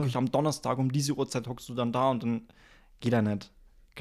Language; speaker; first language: German; native; German